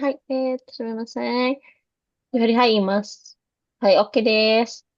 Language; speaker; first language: Japanese; non-native, fluent; Indonesian